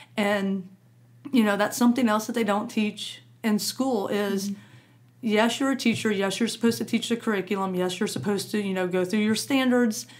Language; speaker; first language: English; native; English